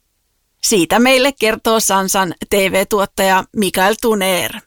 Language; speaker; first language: Finnish; native; Finnish